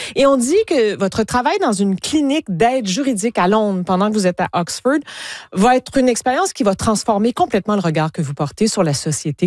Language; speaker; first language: French; native; French